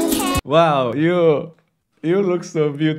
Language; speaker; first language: English; non-native, learner; Indonesian